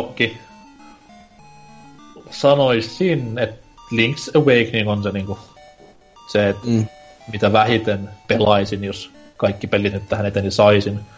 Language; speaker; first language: Finnish; native; Finnish